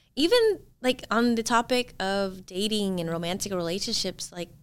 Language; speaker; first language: English; native; English